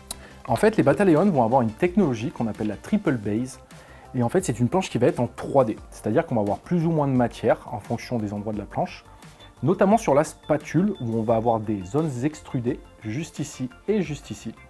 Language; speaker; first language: French; native; French